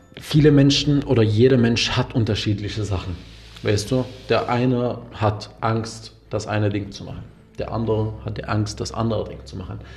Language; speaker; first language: German; non-native, fluent; Arabic